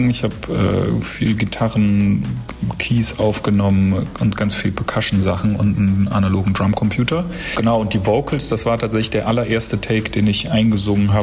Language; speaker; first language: German; native; German